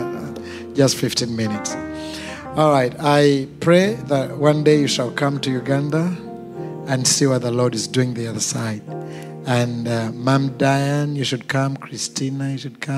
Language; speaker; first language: English; non-native, local second language; Ganda